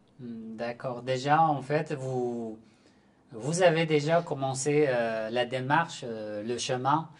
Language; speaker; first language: French; non-native, fluent; Persian